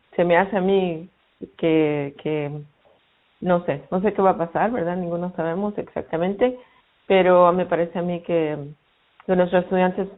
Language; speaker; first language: Spanish; native; Spanish